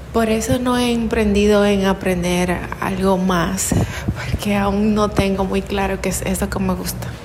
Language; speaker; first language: Spanish; native; Spanish